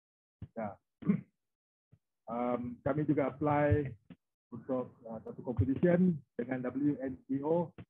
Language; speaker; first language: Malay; non-native, local second language; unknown